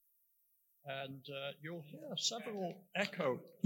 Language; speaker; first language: English; native; English